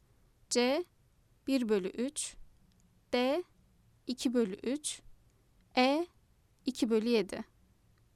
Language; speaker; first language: Turkish; native; Turkish